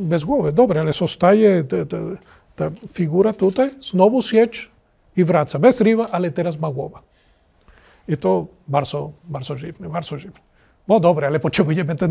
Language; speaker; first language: Polish; non-native, learner; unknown